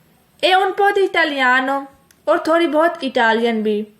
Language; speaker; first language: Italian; non-native, fluent; Urdu